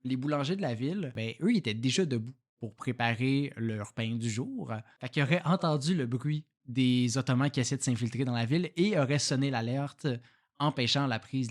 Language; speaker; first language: French; native; French